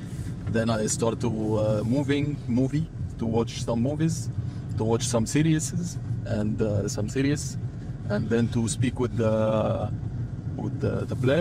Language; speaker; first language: English; non-native, fluent; Arabic